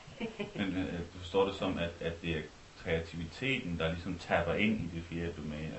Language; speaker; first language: Danish; native; Danish